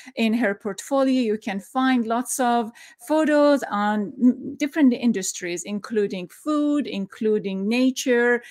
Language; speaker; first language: English; non-native, fluent; Persian